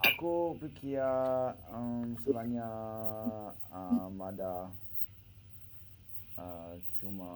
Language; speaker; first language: Indonesian; non-native, learner; English